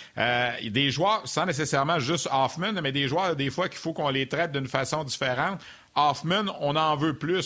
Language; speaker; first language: French; native; French